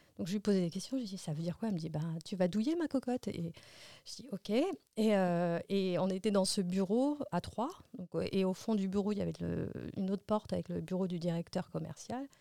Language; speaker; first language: French; early bilingual, other home language; Arabic